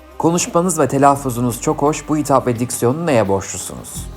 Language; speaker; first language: Turkish; native; Turkish